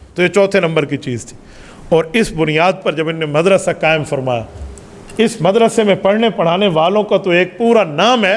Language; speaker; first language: Urdu; native; Urdu